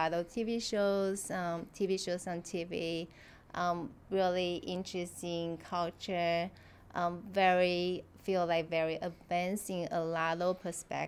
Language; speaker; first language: English; non-native, fluent; Chinese